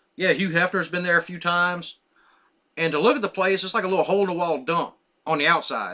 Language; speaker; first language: English; native; English